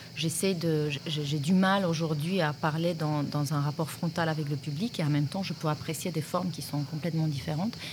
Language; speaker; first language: French; non-native, fluent; Romanian